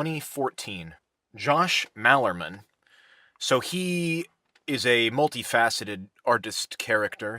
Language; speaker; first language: English; native; English